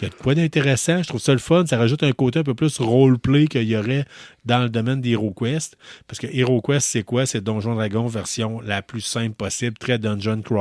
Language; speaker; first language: French; native; French